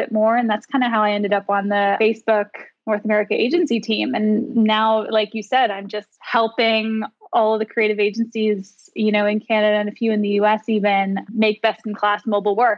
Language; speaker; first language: English; native; English